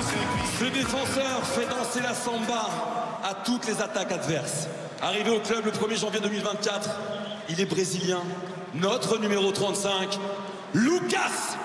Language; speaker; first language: French; native; French